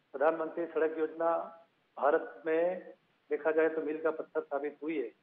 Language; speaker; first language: Hindi; native; Hindi